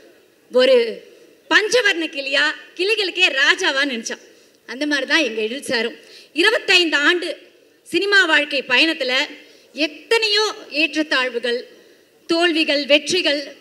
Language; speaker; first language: Tamil; native; Tamil